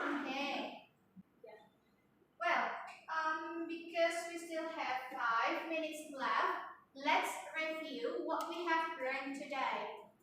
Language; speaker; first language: English; non-native, learner; Indonesian